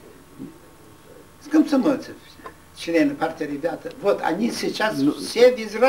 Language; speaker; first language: Russian; non-native, local second language; Yiddish